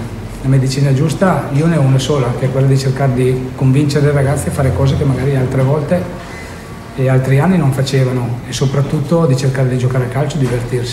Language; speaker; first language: Italian; native; Italian